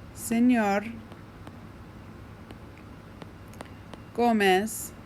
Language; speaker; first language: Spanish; non-native, fluent; English